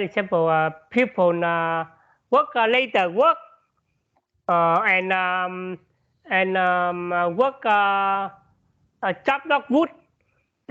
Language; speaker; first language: English; non-native, learner; Vietnamese